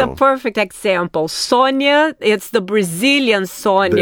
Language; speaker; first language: English; non-native, fluent; Portuguese